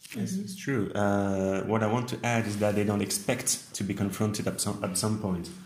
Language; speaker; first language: English; non-native, fluent; French